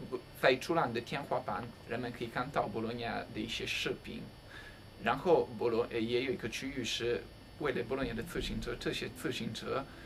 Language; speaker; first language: Chinese; non-native, fluent; Italian